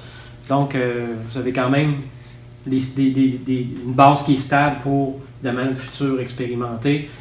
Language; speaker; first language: French; native; French